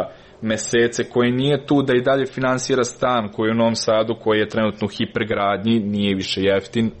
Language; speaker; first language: Serbian; native; Serbian